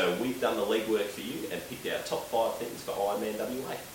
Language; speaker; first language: English; native; English